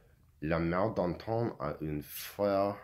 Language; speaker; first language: French; non-native, learner; English